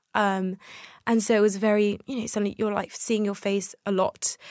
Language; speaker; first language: English; native; English